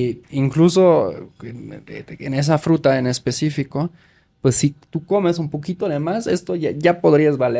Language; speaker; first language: Spanish; native; Spanish